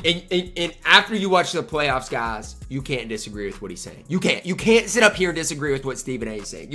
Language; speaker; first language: English; native; English